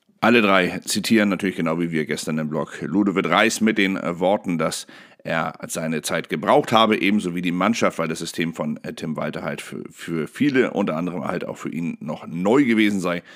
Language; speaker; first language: German; native; German